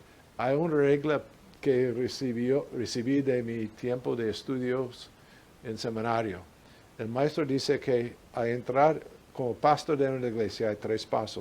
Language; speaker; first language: Spanish; non-native, fluent; English